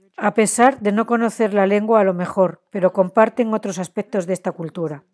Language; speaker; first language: Spanish; non-native, fluent; Chinese